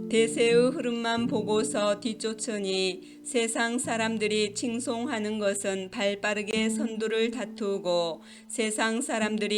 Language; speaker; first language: Korean; native; Korean